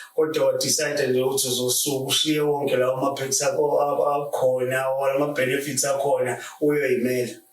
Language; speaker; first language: Zulu; native; Zulu